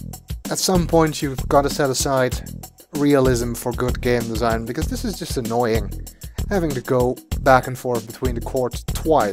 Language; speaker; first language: English; native; English